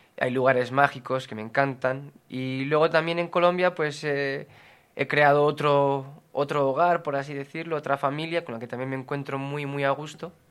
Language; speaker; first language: Spanish; native; Spanish